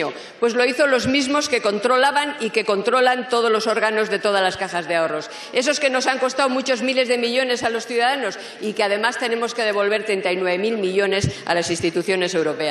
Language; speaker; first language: Spanish; native; Spanish